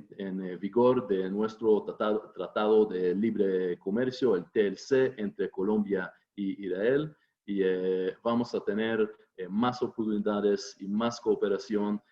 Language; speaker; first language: Spanish; non-native, fluent; Hebrew